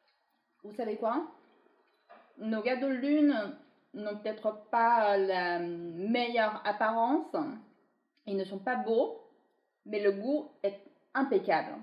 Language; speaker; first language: French; non-native, fluent; Chinese